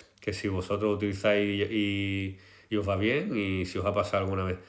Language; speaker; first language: Spanish; native; Spanish